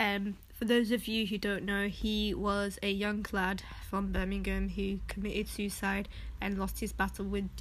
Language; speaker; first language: English; native; English